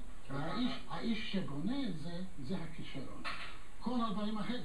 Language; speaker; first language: Hebrew; non-native, fluent; English